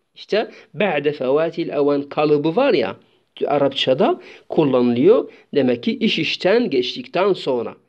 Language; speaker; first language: Turkish; non-native, fluent; Arabic